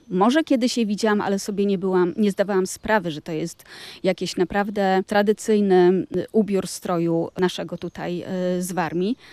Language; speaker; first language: Polish; native; Polish